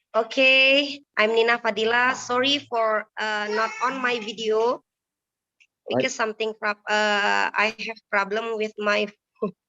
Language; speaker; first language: English; non-native, learner; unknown